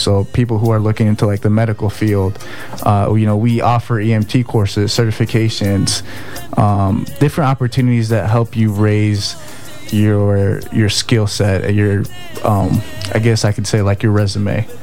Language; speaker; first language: English; early bilingual, other home language; Spanish